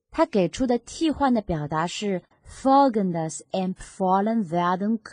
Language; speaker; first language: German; non-native, fluent; Chinese